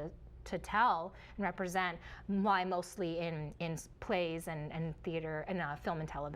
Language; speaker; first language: English; early bilingual, other home language; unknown